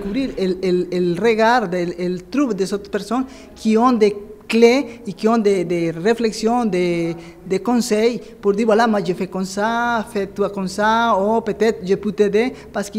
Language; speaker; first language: French; non-native, fluent; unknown